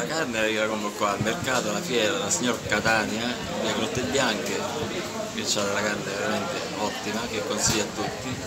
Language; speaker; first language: Italian; native; Italian